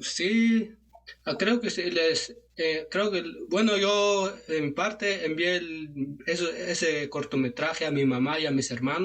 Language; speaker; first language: Spanish; non-native, local second language; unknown